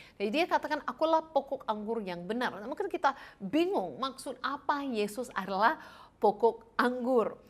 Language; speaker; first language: Indonesian; non-native, fluent; English